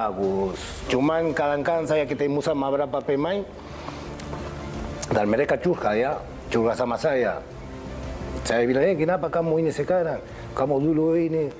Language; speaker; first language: Indonesian; non-native, fluent; Spanish